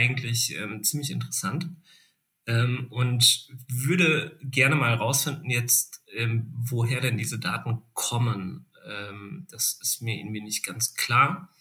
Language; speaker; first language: German; native; German